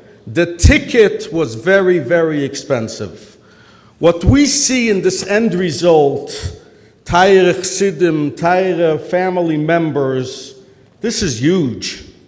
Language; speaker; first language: English; native; English